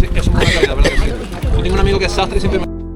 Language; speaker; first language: Spanish; native; Spanish